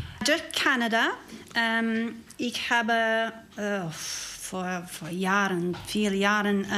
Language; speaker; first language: German; non-native, learner; English